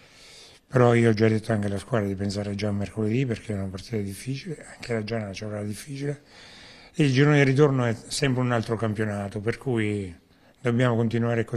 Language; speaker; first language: Italian; native; Italian